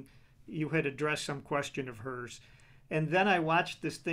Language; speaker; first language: English; native; English